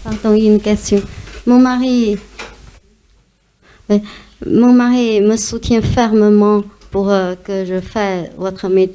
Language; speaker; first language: French; non-native, fluent; Chinese